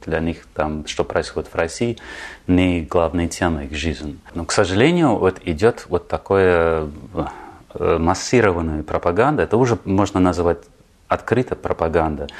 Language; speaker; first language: Russian; non-native, fluent; English